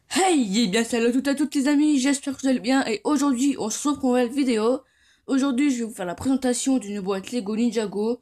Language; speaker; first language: French; native; French